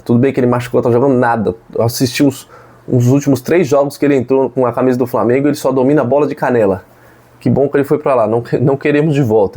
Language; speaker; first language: Portuguese; native; Portuguese